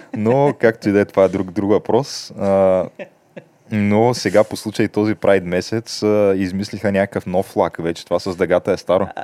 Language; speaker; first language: Bulgarian; native; Bulgarian